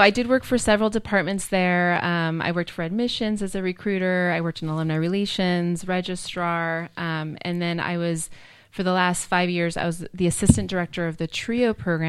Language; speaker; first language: English; native; English